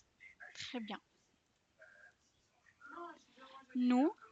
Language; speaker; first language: French; non-native, fluent; Spanish